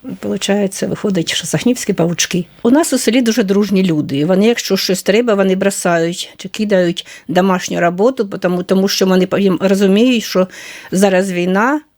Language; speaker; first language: Ukrainian; native; Ukrainian